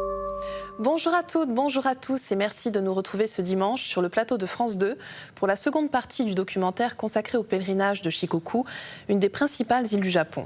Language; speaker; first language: French; native; French